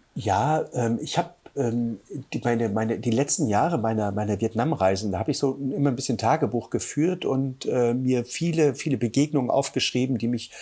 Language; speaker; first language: German; native; German